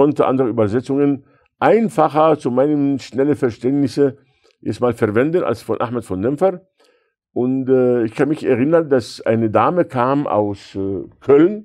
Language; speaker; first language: German; non-native, fluent; Arabic